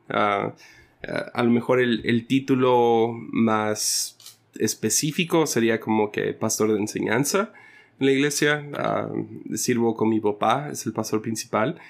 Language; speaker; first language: Spanish; early bilingual, other home language; English